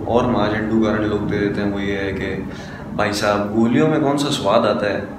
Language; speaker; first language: Hindi; native; Hindi